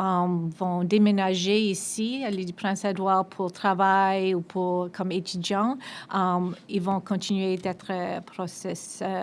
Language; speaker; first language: French; non-native, local second language; English